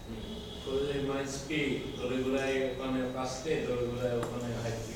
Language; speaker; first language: Japanese; non-native, learner; Bangla